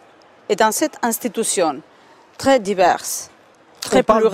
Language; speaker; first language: French; non-native, fluent; Spanish